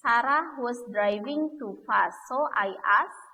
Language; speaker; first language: English; non-native, learner; Indonesian